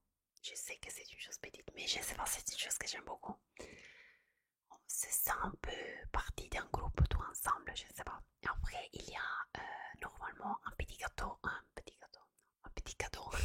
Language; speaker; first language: French; non-native, fluent; Italian